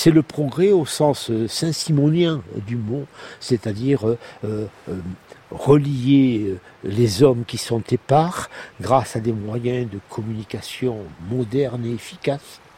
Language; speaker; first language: French; native; French